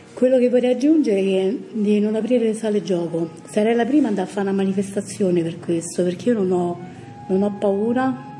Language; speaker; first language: Italian; native; Italian